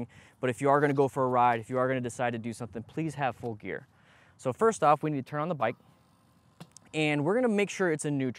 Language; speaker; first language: English; native; English